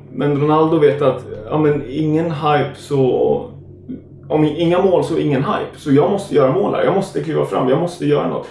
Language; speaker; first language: Swedish; non-native, fluent; German